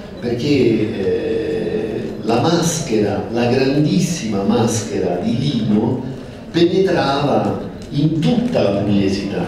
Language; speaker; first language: Italian; native; Italian